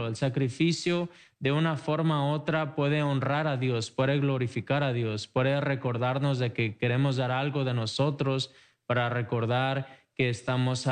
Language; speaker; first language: Spanish; native; Spanish